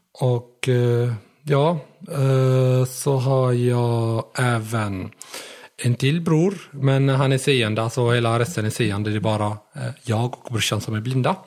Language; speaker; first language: Swedish; non-native, fluent; Arabic